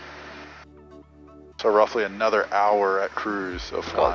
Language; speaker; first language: English; native; English